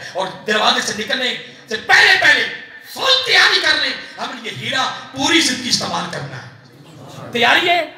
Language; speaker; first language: Urdu; non-native, local second language; Punjabi